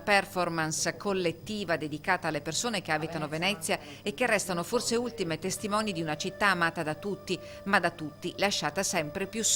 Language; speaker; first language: Italian; native; Italian